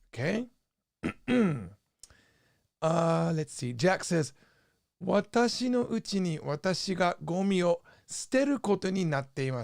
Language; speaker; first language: Japanese; non-native, fluent; English